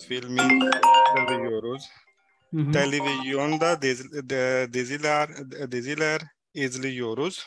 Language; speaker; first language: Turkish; non-native, learner; Urdu